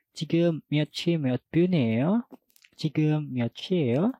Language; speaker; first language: Korean; non-native, fluent; Indonesian